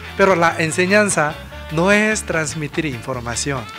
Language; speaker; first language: Spanish; non-native, learner; Korean